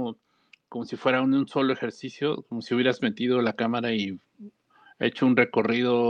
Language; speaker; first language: Spanish; native; Spanish